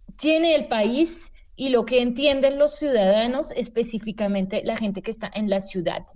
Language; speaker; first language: Spanish; non-native, fluent; French